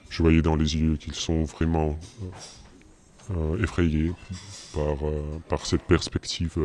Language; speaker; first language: French; non-native, fluent; Russian